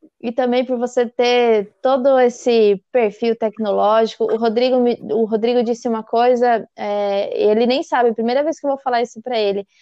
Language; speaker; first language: Portuguese; native; Portuguese